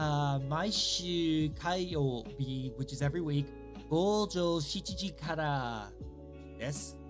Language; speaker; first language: Japanese; non-native, learner; English